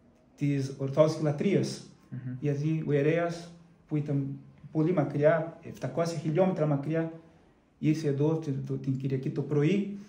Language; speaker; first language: Greek; non-native, fluent; Portuguese